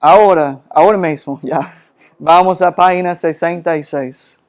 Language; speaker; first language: Spanish; non-native, fluent; English